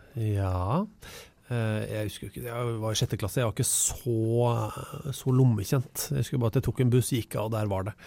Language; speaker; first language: Norwegian; native; Norwegian